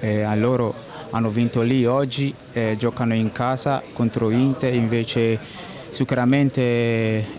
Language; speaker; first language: Italian; non-native, fluent; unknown